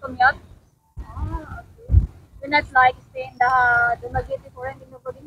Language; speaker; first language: English; non-native, learner; Cebuano